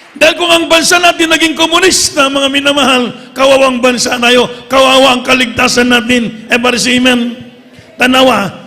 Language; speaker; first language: Filipino; native; Filipino